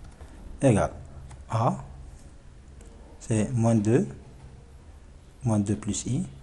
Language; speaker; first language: French; non-native, local second language; Arabic